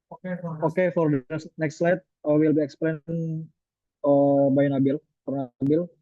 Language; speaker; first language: English; non-native, learner; Indonesian